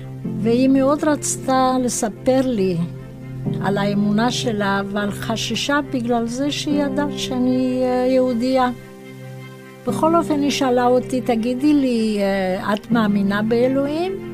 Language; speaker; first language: Hebrew; non-native, fluent; Romanian